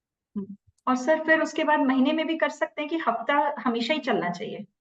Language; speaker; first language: Hindi; native; Hindi